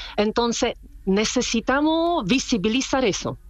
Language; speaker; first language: Spanish; non-native, fluent; Czech